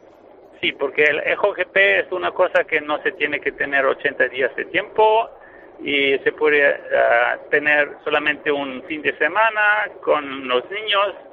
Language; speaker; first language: Spanish; non-native, fluent; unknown